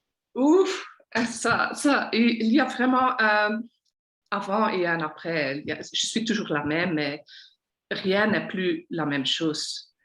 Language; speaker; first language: French; non-native, local second language; Dutch